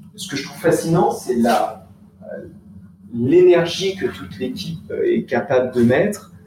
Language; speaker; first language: French; native; French